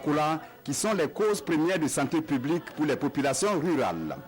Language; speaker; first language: French; native; French